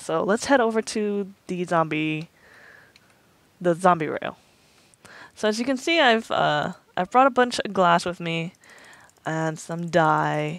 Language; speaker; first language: English; native; English